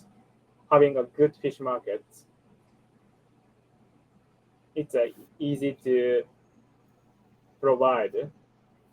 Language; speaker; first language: English; non-native, learner; Japanese